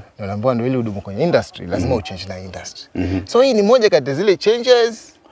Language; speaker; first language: Swahili; native; Swahili